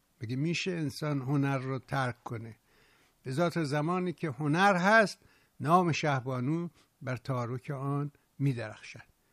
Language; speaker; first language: Persian; native; Persian